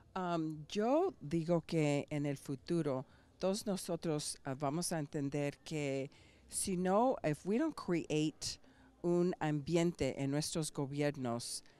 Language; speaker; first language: Spanish; early bilingual, heritage; Spanish